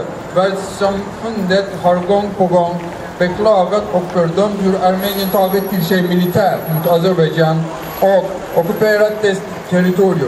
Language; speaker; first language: Swedish; non-native, fluent; Azerbaijani